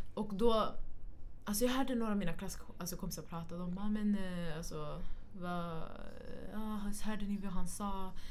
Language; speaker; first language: Swedish; early bilingual, other home language; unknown